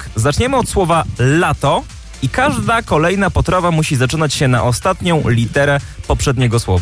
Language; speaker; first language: Polish; native; Polish